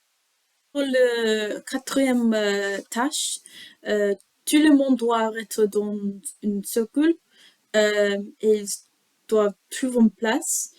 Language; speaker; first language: French; non-native, learner; English